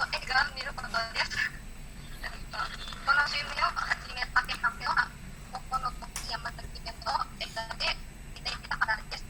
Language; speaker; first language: Japanese; non-native, learner; Indonesian